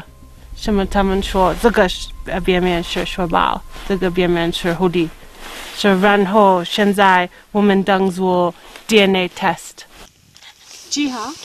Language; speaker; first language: Chinese; non-native, learner; French